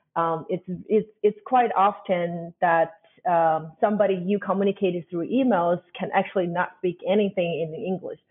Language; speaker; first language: English; non-native, fluent; Chinese